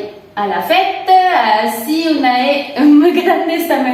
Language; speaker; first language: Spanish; non-native, fluent; French